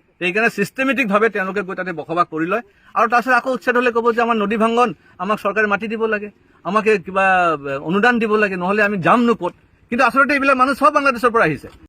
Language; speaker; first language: Assamese; non-native, local second language; Bangla